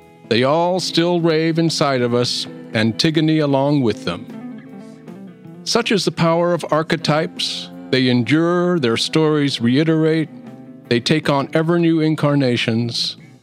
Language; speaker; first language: English; native; English